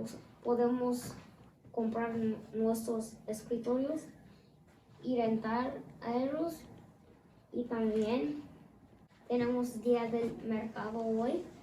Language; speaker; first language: Spanish; early bilingual, heritage; Spanish